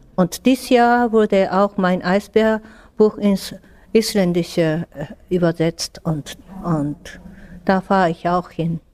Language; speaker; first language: German; non-native, fluent; Japanese